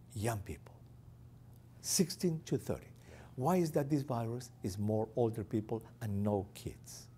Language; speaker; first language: English; non-native, fluent; Spanish